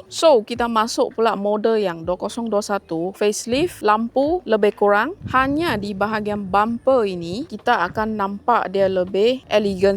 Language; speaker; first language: Malay; native; Malay